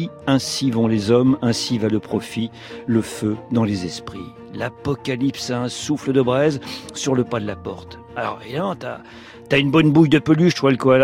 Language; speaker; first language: French; native; French